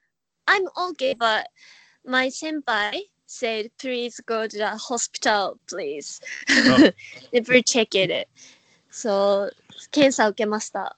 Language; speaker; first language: English; non-native, learner; Japanese